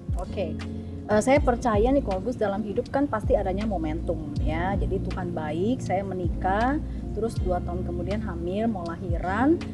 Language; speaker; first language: Indonesian; native; Indonesian